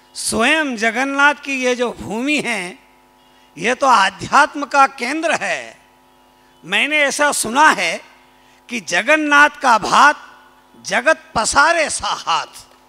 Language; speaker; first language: Hindi; native; Hindi